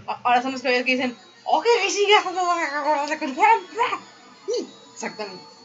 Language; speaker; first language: Spanish; native; Spanish